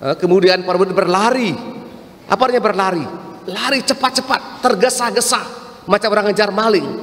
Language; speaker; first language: Indonesian; non-native, local second language; Balinese